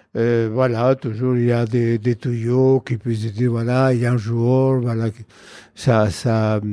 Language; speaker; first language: French; non-native, fluent; Spanish